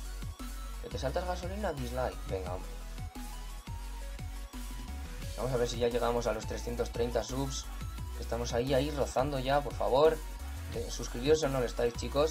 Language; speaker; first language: Spanish; native; Spanish